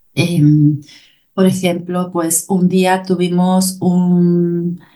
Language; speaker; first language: Spanish; native; Spanish